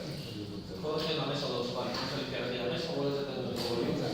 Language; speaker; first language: Spanish; native; Spanish